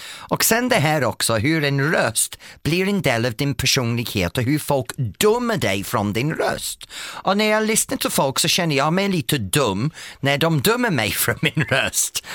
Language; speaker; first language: Swedish; non-native, fluent; English